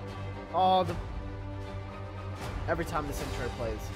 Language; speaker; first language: English; native; English